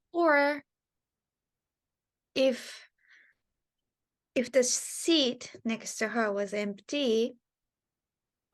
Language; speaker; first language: English; non-native, learner; Japanese